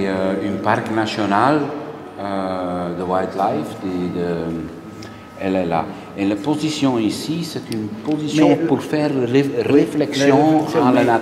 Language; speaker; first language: French; non-native, local second language; Dutch